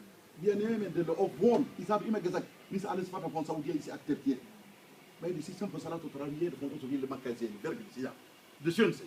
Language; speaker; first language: German; non-native, learner; Hausa